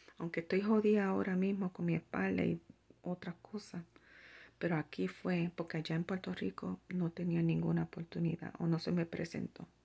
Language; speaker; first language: Spanish; native; Spanish